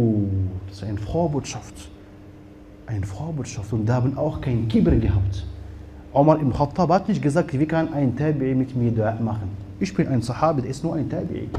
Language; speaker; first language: German; non-native, fluent; Arabic